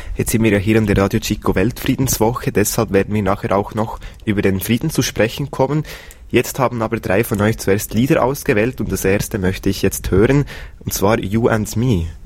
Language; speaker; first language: German; native; German